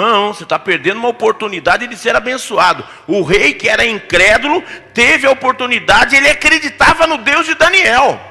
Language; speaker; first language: Portuguese; native; Portuguese